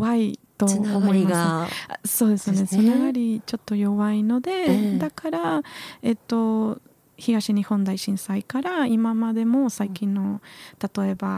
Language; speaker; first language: Japanese; non-native, learner; Spanish